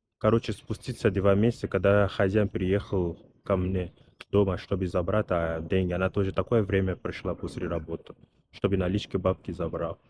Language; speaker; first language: Russian; non-native, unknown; English